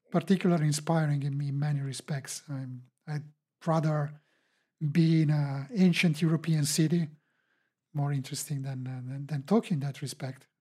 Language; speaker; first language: English; non-native, fluent; Italian